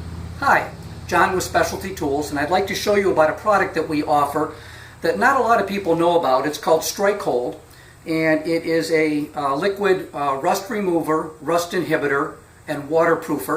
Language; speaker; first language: English; native; English